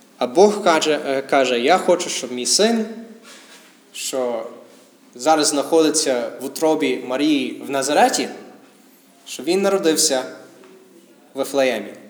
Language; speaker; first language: Ukrainian; non-native, fluent; English